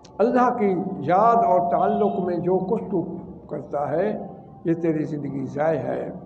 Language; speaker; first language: Urdu; non-native, local second language; Saraiki